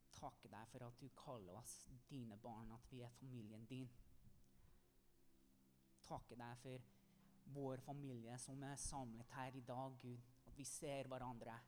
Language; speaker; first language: Norwegian; non-native, fluent; English